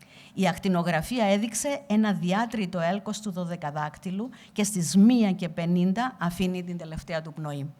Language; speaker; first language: Greek; native; Greek